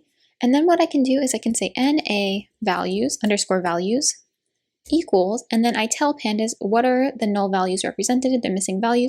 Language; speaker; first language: English; native; English